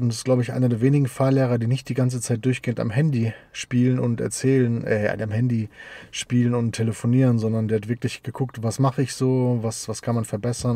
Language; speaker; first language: German; native; German